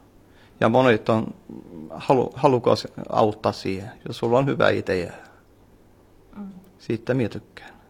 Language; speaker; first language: Finnish; early bilingual, heritage; Finnish